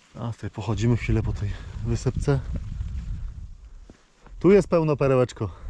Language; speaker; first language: Polish; native; Polish